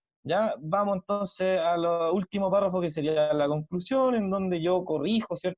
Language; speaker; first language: Spanish; native; Spanish